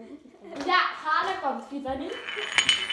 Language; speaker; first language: Dutch; native; Dutch